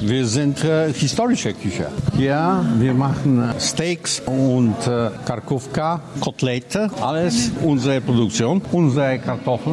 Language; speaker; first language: German; non-native, learner; Polish